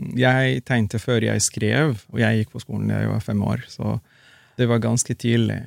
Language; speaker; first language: Norwegian; non-native, fluent; Arabic